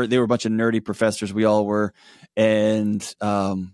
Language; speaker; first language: English; native; English